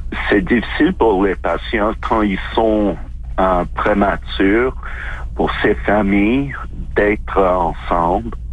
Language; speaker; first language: French; non-native, local second language; English